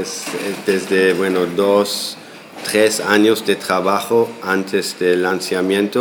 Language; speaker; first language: Spanish; non-native, fluent; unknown